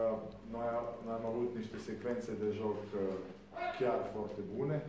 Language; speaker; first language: Romanian; non-native, fluent; Serbian